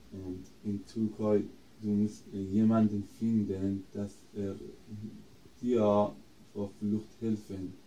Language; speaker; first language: German; non-native, learner; Persian